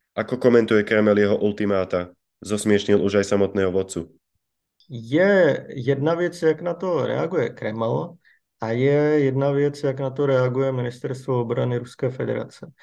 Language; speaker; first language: Czech; native; Czech